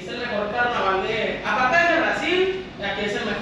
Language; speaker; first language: Spanish; native; Spanish